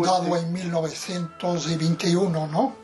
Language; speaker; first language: Spanish; non-native, fluent; Portuguese